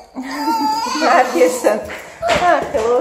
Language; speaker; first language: Turkish; non-native, learner; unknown